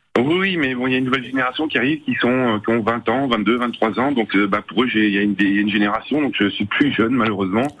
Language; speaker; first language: French; native; French